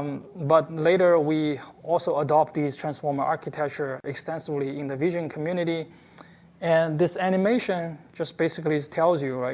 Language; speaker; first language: English; non-native, fluent; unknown